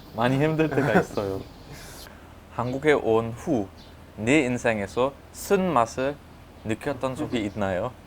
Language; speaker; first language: Korean; non-native, fluent; German